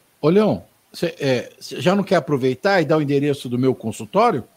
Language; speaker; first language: Portuguese; native; Portuguese